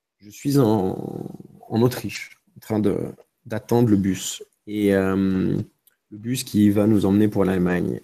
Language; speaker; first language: French; early bilingual, other home language; Romanian